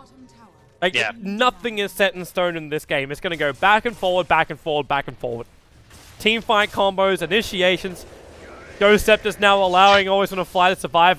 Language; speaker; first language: English; native; English